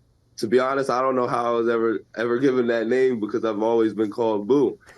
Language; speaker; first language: English; native; English